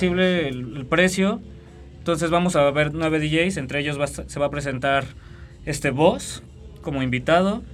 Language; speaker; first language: Spanish; native; Spanish